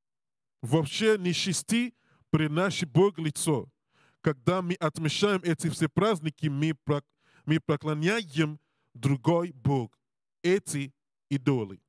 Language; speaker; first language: Russian; non-native, learner; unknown